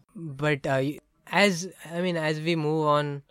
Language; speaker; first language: English; non-native, local second language; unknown